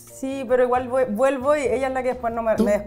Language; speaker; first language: Spanish; native; Spanish